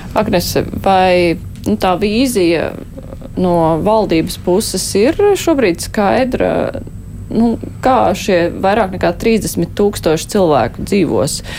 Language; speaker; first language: Latvian; native; Latvian